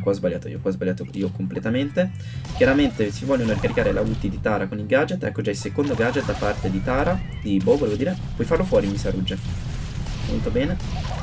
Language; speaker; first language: Italian; native; Italian